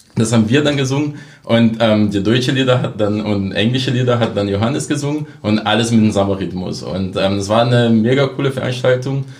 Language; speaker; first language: German; non-native, fluent; Portuguese